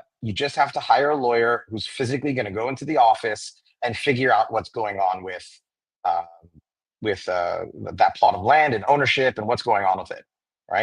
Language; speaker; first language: English; native; English